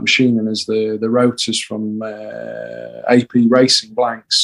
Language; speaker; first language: English; native; English